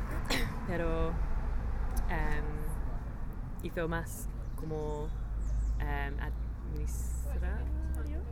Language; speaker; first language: Spanish; non-native, learner; English